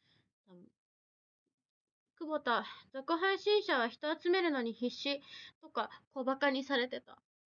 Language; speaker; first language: Japanese; native; Japanese